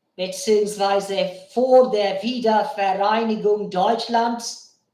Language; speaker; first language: German; non-native, learner; Bangla